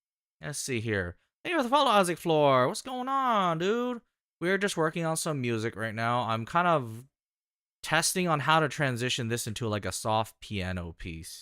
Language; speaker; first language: English; native; English